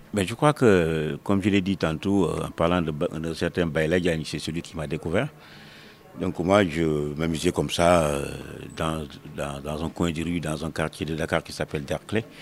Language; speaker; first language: French; non-native, local second language; Wolof